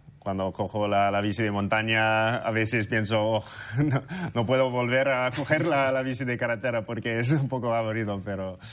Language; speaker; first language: Spanish; non-native, fluent; English